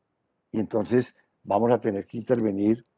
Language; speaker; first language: Spanish; native; Spanish